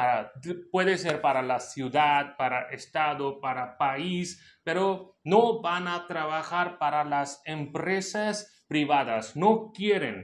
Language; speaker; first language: Spanish; non-native, local second language; Hindi